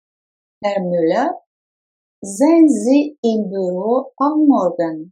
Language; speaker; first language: German; non-native, fluent; Russian